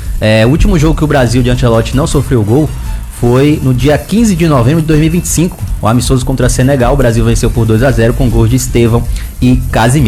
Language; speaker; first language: Portuguese; native; Portuguese